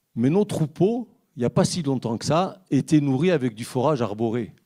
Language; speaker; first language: French; native; French